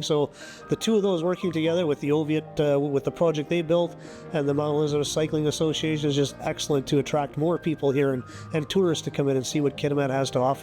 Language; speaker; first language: English; native; English